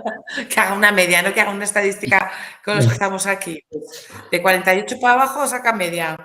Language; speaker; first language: Spanish; native; Spanish